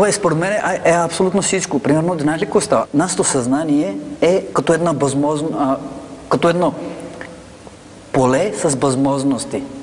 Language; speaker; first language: Bulgarian; non-native, fluent; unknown